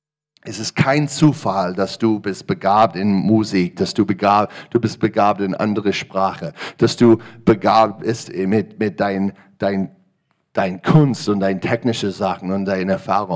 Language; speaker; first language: German; non-native, learner; English